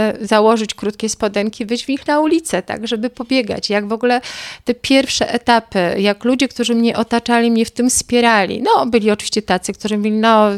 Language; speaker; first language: Polish; native; Polish